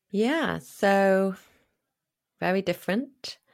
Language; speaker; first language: English; native; English